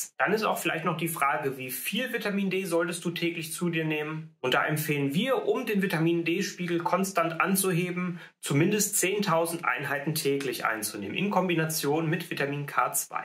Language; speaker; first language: German; native; German